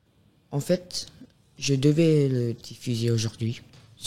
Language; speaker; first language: French; non-native, fluent; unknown